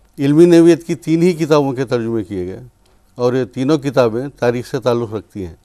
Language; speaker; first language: Urdu; native; Urdu